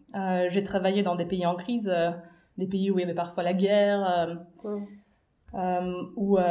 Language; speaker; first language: French; non-native, fluent; Russian